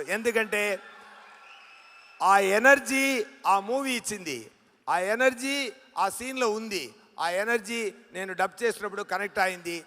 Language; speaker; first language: Telugu; non-native, learner; Tamil